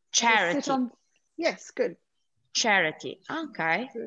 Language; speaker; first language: English; non-native, learner; Italian